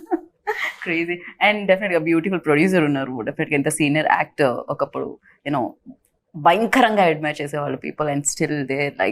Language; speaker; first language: Telugu; native; Telugu